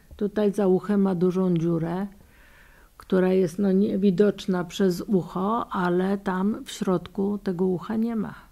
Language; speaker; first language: Polish; native; Polish